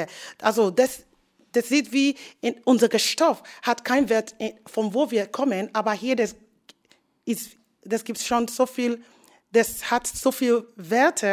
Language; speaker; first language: German; non-native, fluent; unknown